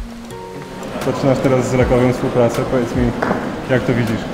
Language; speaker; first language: Polish; native; Polish